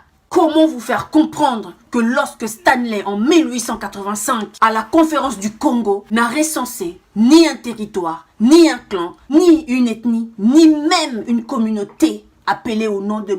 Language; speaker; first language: French; non-native, local second language; Kongo